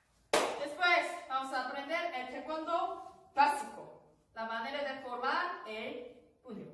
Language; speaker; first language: Spanish; non-native, learner; Korean